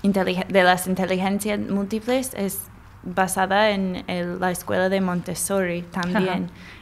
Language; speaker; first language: Spanish; non-native, learner; English